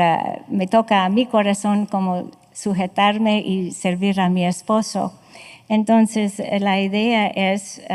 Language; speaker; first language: Spanish; non-native, fluent; English